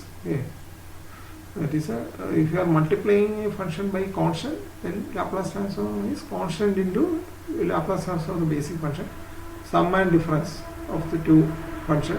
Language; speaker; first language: English; non-native, local second language; Malayalam